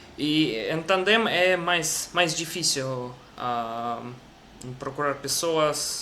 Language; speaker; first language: Portuguese; non-native, learner; Russian